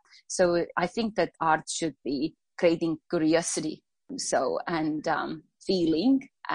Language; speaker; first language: English; non-native, fluent; Estonian